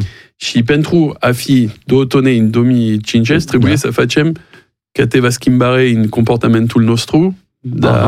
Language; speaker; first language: Romanian; non-native, learner; French